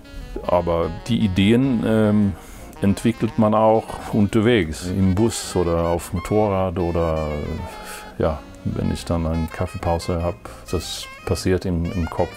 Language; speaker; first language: German; non-native, fluent; Swedish